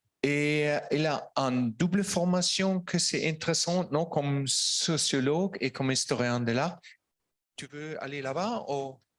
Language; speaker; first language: French; non-native, fluent; Italian